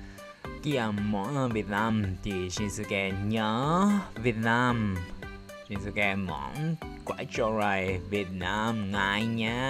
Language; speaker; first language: Vietnamese; non-native, learner; Japanese